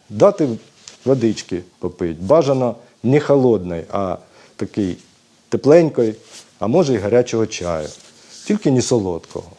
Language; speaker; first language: Ukrainian; native; Ukrainian